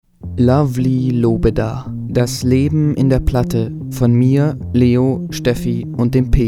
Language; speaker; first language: German; native; German